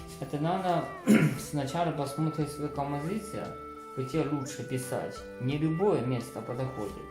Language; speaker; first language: Russian; non-native, learner; Chinese